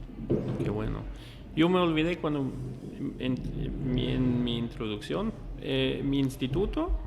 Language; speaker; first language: Spanish; non-native, fluent; Norwegian